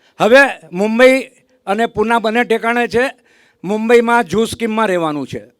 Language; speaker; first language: Gujarati; non-native, local second language; Kachhi